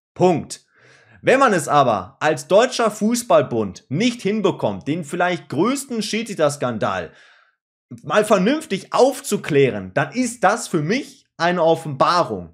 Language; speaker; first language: German; native; German